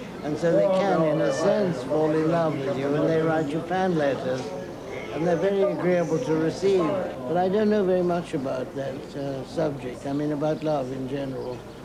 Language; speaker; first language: English; native; English